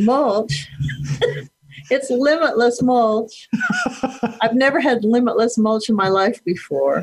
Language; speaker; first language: English; native; English